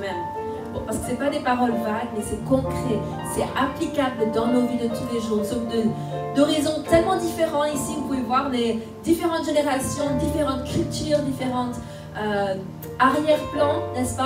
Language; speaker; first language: French; native; French